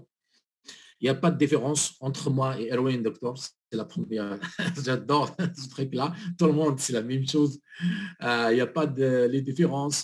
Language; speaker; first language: French; non-native, learner; Arabic